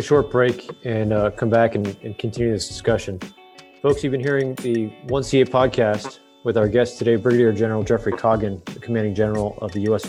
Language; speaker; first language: English; native; English